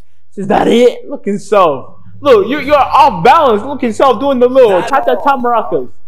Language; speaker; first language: English; native; English